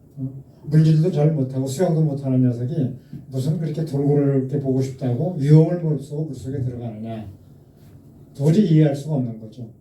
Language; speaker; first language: Korean; native; Korean